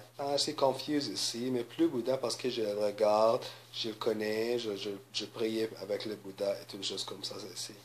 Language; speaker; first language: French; non-native, learner; English